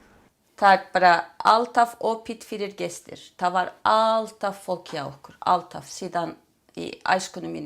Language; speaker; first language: Icelandic; non-native, fluent; Turkish